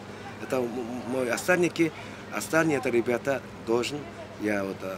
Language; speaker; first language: Russian; non-native, learner; Mongolian